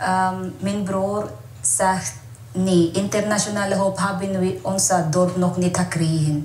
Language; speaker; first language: Dutch; non-native, learner; Waray